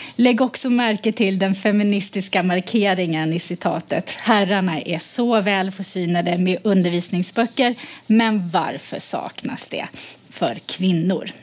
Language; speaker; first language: Swedish; native; Swedish